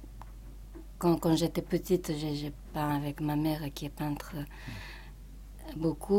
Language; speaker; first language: French; non-native, fluent; Japanese